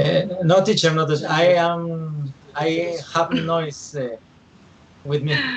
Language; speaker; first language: English; non-native, learner; Spanish